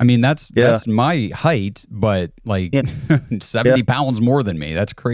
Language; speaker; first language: English; native; English